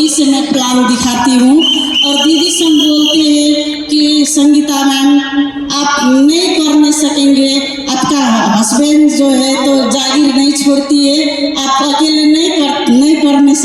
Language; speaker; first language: Hindi; non-native, learner; Nepali